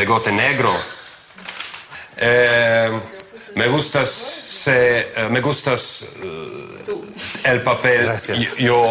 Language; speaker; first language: Spanish; non-native, learner; Russian